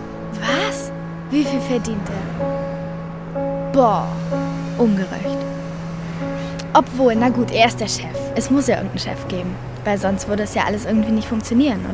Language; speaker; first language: German; native; German